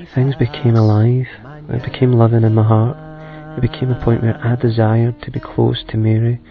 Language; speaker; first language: English; native; English